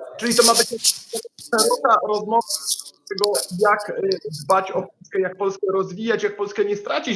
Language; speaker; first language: Polish; native; Polish